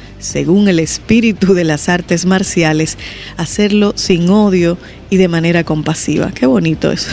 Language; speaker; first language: Spanish; native; Spanish